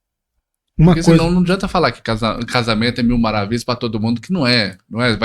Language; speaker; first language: Portuguese; native; Portuguese